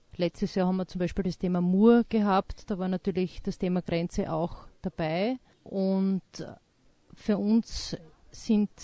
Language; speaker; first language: German; native; German